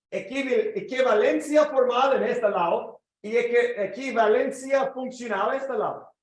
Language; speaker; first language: Spanish; non-native, learner; English